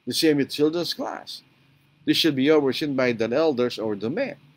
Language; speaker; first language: English; non-native, local second language; Filipino